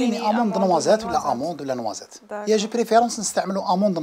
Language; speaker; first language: Arabic; native; Arabic